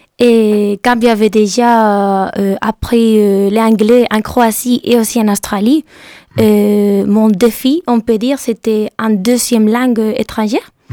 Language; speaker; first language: French; non-native, learner; Spanish